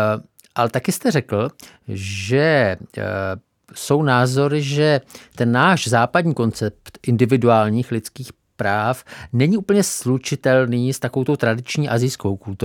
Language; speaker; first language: Czech; native; Czech